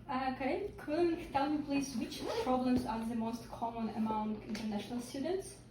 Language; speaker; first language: English; non-native, fluent; Ukrainian